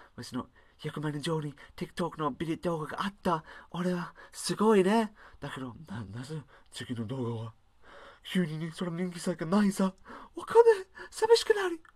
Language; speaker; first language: Japanese; non-native, learner; English